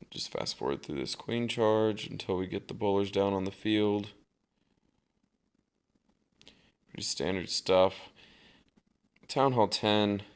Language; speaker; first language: English; native; English